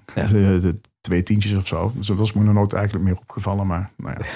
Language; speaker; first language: Dutch; native; Dutch